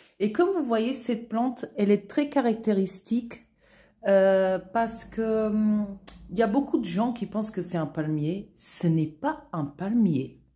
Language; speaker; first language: French; non-native, fluent; Portuguese